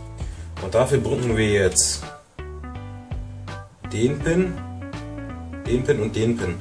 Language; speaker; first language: German; native; German